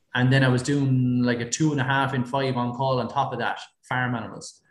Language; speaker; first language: English; native; English